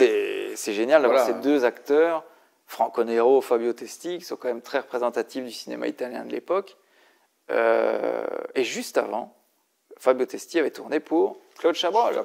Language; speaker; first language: French; native; French